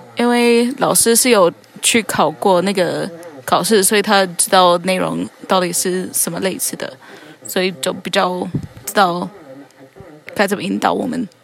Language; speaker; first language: Chinese; non-native, fluent; English